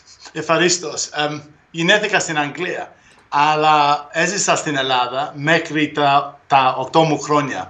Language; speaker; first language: Greek; early bilingual, heritage; Greek